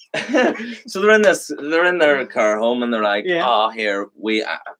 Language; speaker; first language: English; native; English